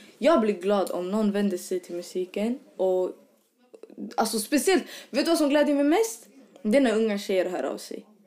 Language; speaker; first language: Swedish; early bilingual, other home language; Arabic